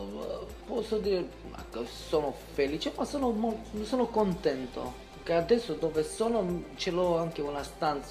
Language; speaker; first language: Italian; non-native, fluent; Romanian